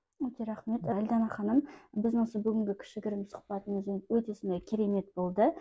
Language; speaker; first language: Kazakh; native; Kazakh